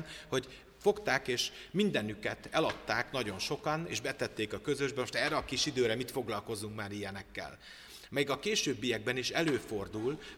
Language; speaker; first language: Hungarian; native; Hungarian